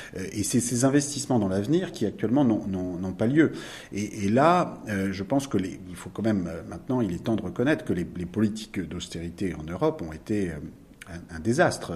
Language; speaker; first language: French; native; French